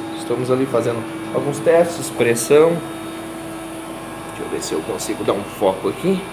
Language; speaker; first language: Portuguese; native; Portuguese